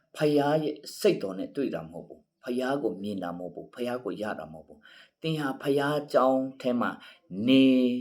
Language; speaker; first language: Burmese; non-native, local second language; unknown